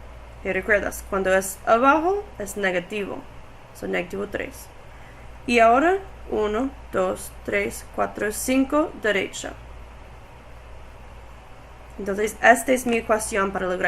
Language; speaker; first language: Spanish; non-native, learner; English